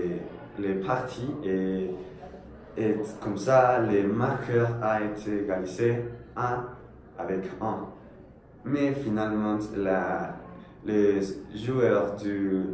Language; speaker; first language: French; non-native, learner; Spanish